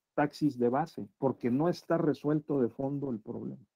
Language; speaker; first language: Spanish; native; Spanish